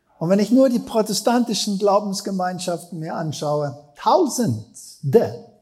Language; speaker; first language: German; non-native, fluent; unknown